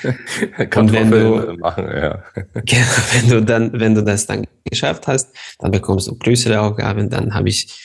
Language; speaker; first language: German; non-native, fluent; Serbian